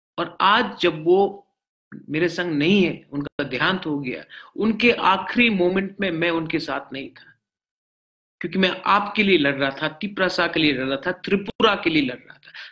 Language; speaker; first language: Hindi; non-native, local second language; Bangla